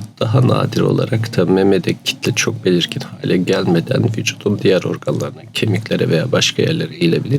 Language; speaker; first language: Turkish; native; Turkish